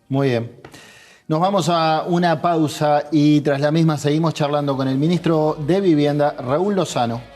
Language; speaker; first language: Spanish; native; Spanish